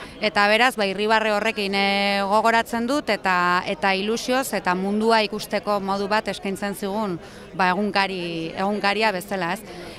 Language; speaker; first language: Basque; native; Basque